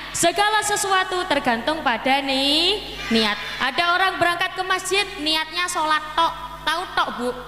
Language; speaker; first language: Indonesian; non-native, local second language; Javanese